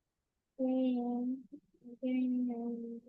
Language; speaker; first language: Chinese; early bilingual, heritage; Chinese